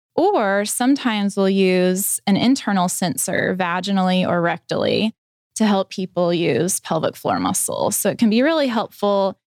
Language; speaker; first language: English; native; English